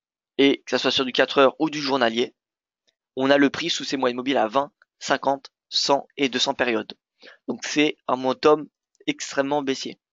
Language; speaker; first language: French; native; French